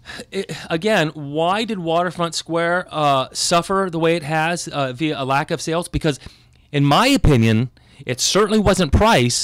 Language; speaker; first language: English; native; English